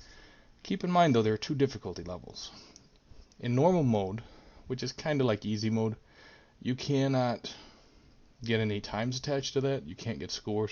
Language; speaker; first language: English; native; English